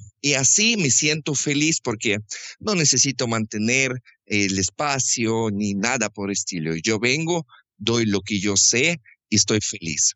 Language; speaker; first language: Spanish; non-native, fluent; Russian